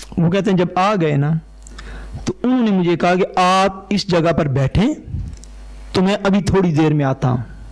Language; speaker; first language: Urdu; non-native, local second language; Punjabi